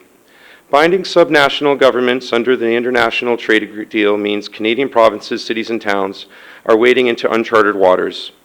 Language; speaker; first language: English; native; English